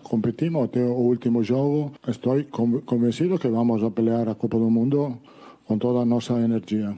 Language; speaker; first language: Portuguese; non-native, learner; Italian